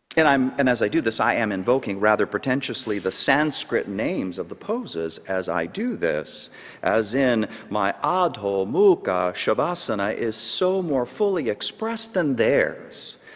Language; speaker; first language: English; native; English